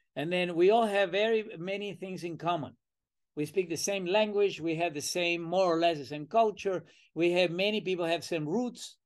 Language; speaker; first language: English; non-native, fluent; Spanish